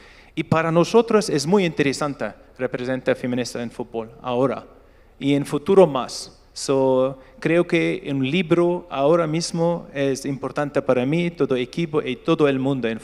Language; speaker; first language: Spanish; non-native, learner; Turkish